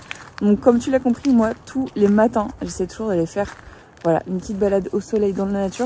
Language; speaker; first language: French; native; French